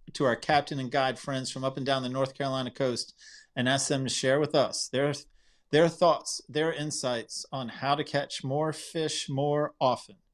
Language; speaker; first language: English; native; English